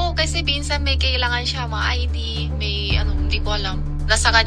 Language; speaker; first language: Filipino; non-native, learner; Chinese